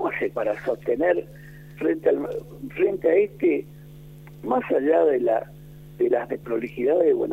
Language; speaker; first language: Spanish; native; Spanish